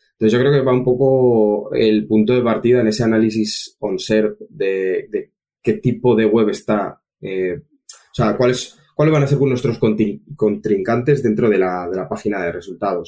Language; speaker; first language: Spanish; native; Spanish